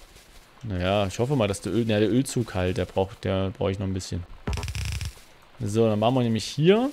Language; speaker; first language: German; native; German